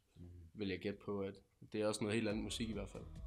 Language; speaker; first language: Danish; native; Danish